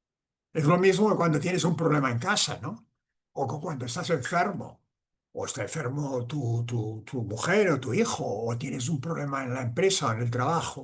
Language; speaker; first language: Spanish; non-native, local second language; Catalan